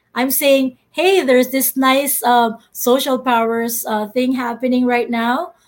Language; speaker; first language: English; non-native, local second language; Filipino